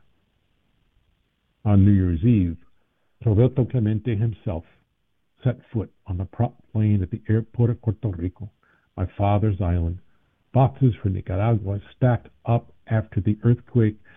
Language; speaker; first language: English; native; English